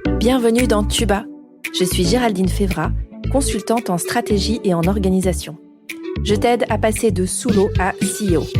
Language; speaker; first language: French; native; French